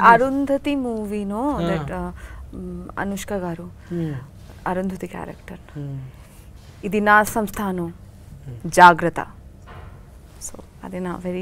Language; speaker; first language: Telugu; non-native, learner; Bangla